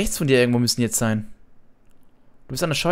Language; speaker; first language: German; native; German